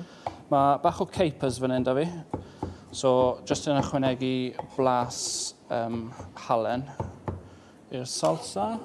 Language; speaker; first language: Welsh; native; Welsh